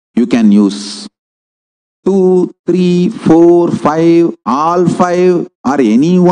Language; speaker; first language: English; non-native, local second language; Tamil